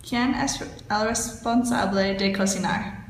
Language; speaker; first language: Spanish; non-native, learner; English